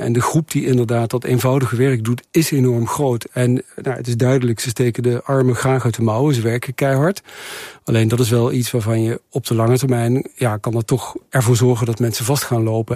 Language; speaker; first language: Dutch; native; Dutch